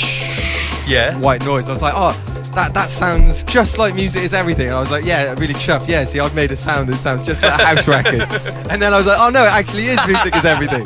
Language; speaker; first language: English; native; English